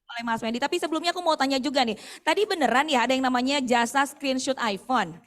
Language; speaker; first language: Indonesian; native; Indonesian